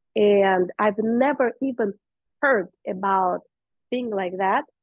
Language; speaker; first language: English; non-native, fluent; Russian